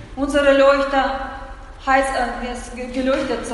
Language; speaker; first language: German; non-native, fluent; Russian